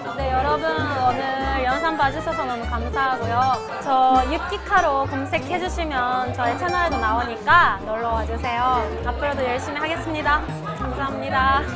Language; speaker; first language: Korean; non-native, fluent; Japanese